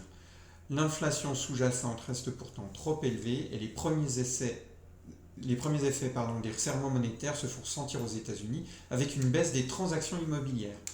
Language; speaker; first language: French; native; French